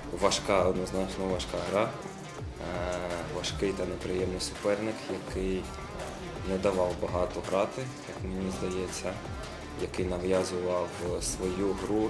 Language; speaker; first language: Ukrainian; native; Ukrainian